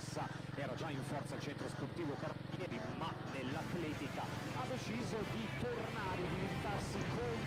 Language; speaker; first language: Italian; native; Italian